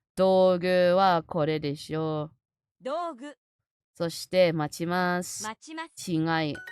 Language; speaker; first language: Japanese; non-native, learner; Chinese